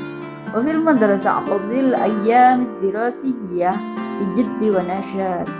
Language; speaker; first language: Arabic; non-native, fluent; Indonesian